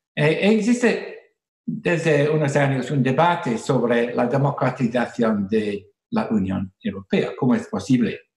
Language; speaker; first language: Spanish; non-native, fluent; English